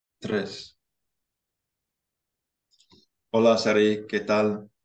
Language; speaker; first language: Spanish; non-native, learner; English